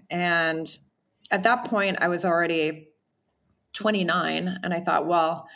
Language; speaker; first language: English; native; English